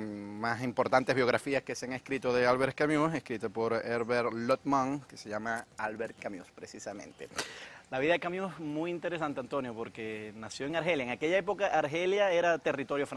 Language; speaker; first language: Spanish; native; Spanish